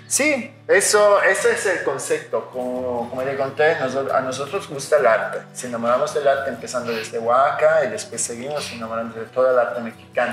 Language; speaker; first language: Spanish; non-native, fluent; Italian